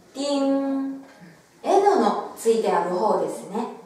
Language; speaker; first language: Japanese; non-native, fluent; Chinese